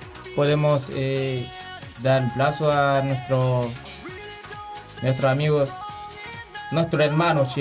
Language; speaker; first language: Spanish; non-native, learner; Haitian Creole